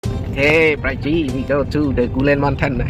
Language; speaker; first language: English; non-native, learner; Khmer